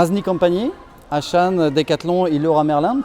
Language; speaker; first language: Russian; non-native, learner; French